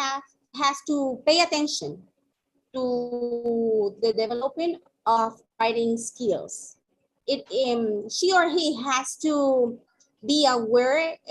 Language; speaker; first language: English; non-native, fluent; Spanish